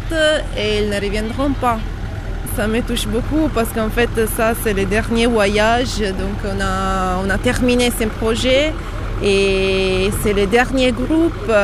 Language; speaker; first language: French; non-native, fluent; Italian